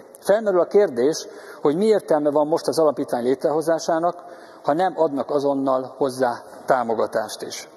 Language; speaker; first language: Hungarian; native; Hungarian